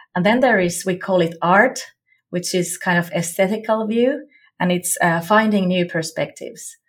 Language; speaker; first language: English; non-native, fluent; Finnish